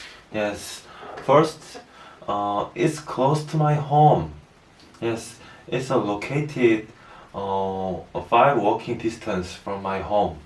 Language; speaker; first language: English; non-native, learner; Korean